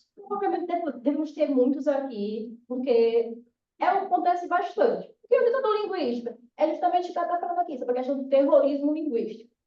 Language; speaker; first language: Portuguese; native; Portuguese